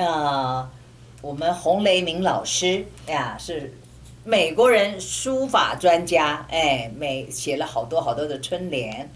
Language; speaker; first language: Chinese; native; Chinese